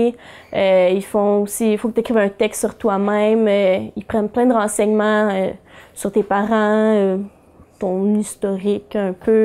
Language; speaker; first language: French; native; French